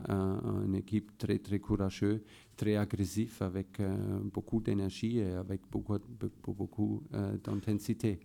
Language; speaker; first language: French; non-native, fluent; German